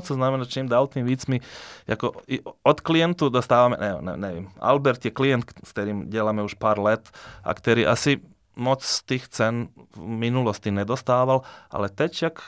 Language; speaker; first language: Czech; non-native, fluent; Serbian